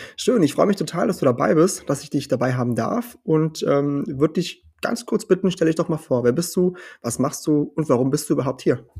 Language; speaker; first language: German; early bilingual, heritage; German